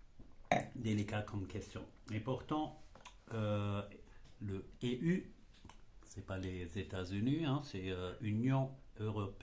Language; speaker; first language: French; non-native, fluent; German